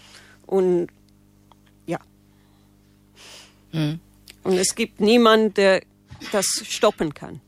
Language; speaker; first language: German; non-native, fluent; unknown